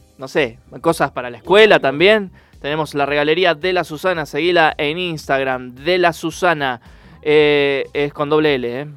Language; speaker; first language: Spanish; native; Spanish